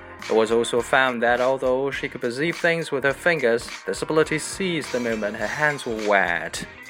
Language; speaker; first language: English; non-native, fluent; Chinese